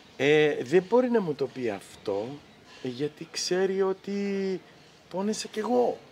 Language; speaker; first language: Greek; native; Greek